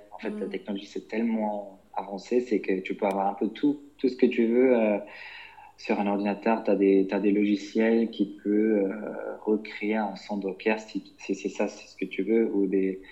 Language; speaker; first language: French; non-native, fluent; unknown